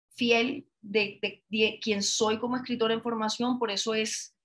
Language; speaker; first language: Spanish; native; Spanish